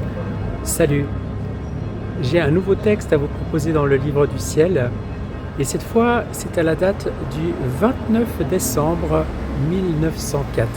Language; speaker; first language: French; native; French